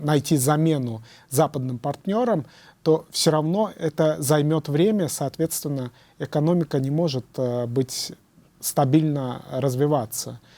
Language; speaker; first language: Russian; native; Russian